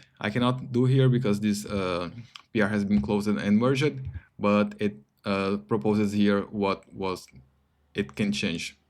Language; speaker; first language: English; non-native, fluent; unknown